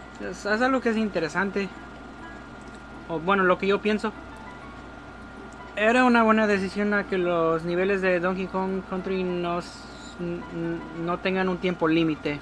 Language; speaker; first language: Spanish; non-native, fluent; English